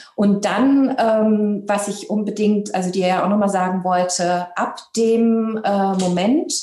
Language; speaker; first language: German; native; German